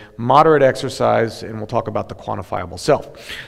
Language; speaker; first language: English; native; English